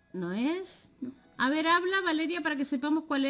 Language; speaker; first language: Spanish; native; Spanish